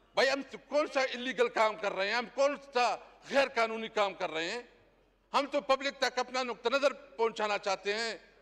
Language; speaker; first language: Urdu; non-native, local second language; Pashto